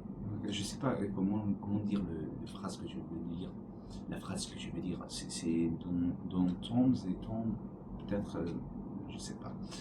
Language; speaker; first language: French; non-native, learner; Arabic